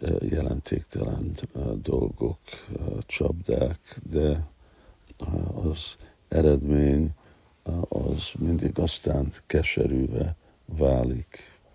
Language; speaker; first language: Hungarian; early bilingual, heritage; Hungarian